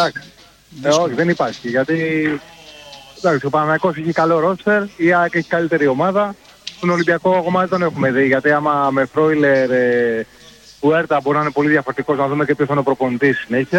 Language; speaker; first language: Greek; native; Greek